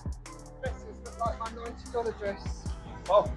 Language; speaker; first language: English; non-native, learner; Indonesian